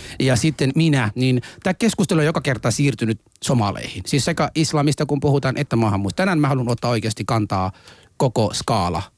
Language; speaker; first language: Finnish; non-native, fluent; Somali